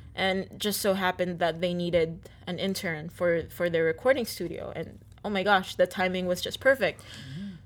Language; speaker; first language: English; non-native, local second language; Filipino